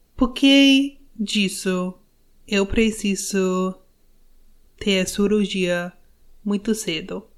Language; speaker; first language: Portuguese; non-native, learner; English